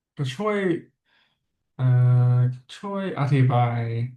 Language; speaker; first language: Thai; non-native, learner; English